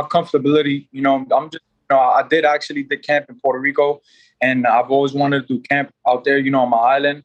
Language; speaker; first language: English; native; English